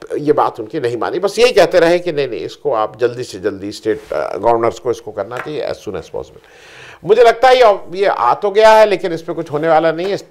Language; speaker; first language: Hindi; native; Hindi